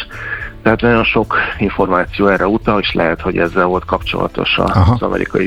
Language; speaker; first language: Hungarian; native; Hungarian